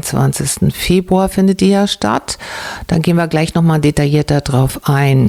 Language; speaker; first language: German; native; German